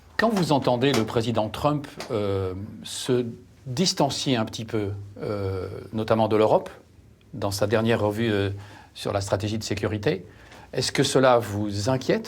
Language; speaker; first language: French; native; French